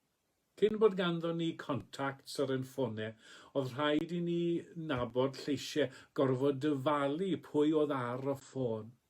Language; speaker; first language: Welsh; native; Welsh